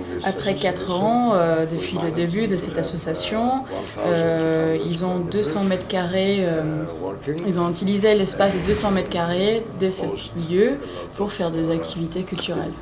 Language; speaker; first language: French; non-native, fluent; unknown